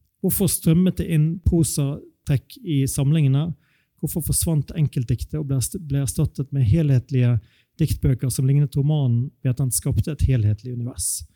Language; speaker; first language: Norwegian; native; Norwegian